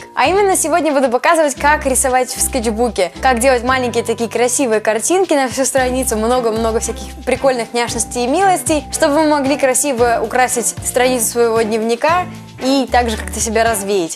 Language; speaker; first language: Russian; native; Russian